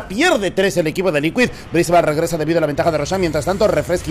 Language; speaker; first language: Spanish; native; Spanish